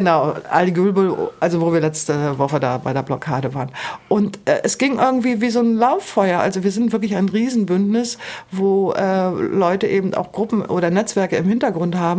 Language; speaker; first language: German; native; German